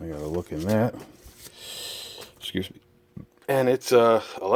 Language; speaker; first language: English; native; English